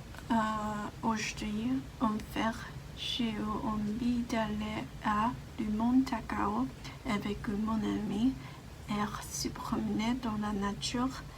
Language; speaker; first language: French; non-native, learner; Japanese